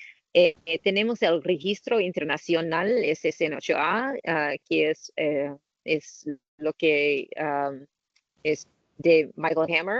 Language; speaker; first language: Spanish; non-native, learner; English